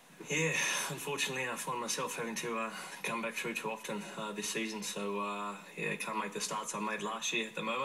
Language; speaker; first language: English; native; English